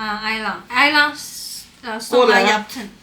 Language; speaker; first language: Turkish; non-native, learner; Chinese